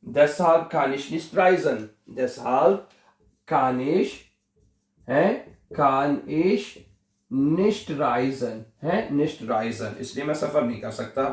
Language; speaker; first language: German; non-native, fluent; Urdu